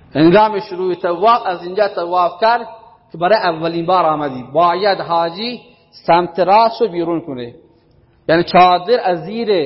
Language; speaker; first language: Persian; non-native, local second language; Baluchi